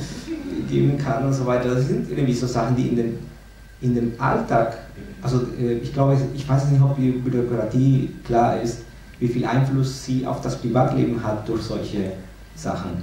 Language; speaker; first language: German; non-native, fluent; Spanish